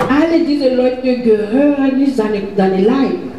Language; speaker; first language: German; non-native, learner; French